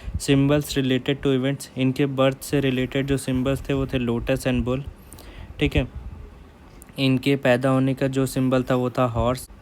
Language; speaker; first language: Hindi; native; Hindi